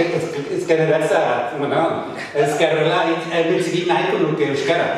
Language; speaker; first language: Basque; non-native, fluent; English